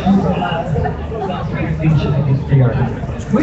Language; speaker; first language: Ukrainian; native; Ukrainian